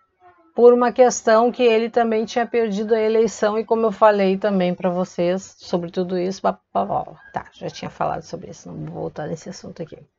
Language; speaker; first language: Portuguese; native; Portuguese